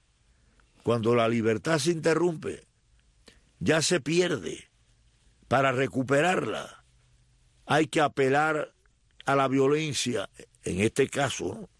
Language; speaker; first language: Spanish; native; Spanish